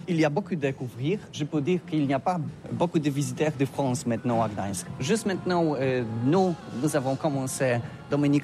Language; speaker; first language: French; non-native, learner; Polish